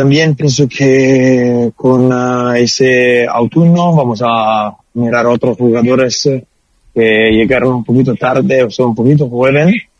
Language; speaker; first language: Spanish; non-native, learner; Italian